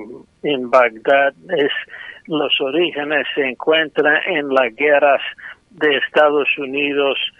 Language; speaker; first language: Spanish; non-native, fluent; English